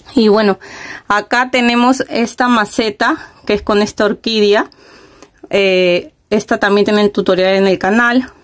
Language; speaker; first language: Spanish; native; Spanish